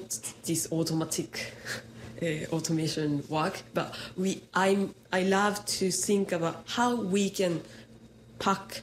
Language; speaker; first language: English; non-native, fluent; Japanese